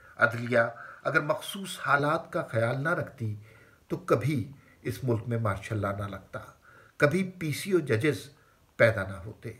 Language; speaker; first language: Urdu; native; Urdu